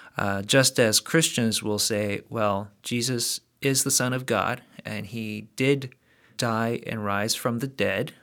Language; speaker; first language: English; early bilingual, other home language; Korean